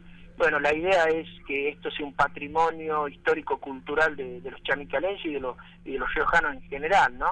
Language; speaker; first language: Spanish; native; Spanish